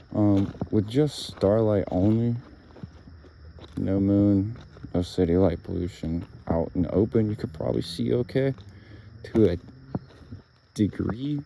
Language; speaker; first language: English; native; English